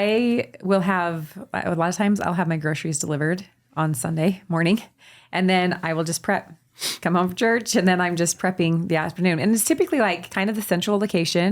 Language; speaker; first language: English; native; English